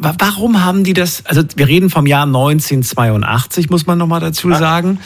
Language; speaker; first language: German; native; German